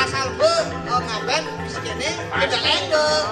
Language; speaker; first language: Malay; non-native, local second language; Balinese